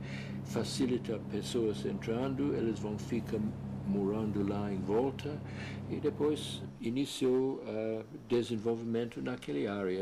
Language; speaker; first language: Portuguese; non-native, fluent; English